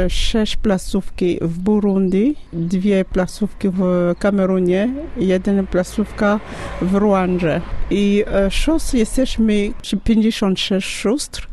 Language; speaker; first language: Polish; non-native, learner; French